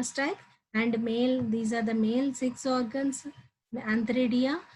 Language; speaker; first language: English; non-native, local second language; Telugu